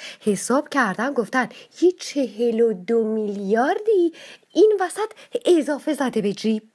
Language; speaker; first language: Persian; native; Persian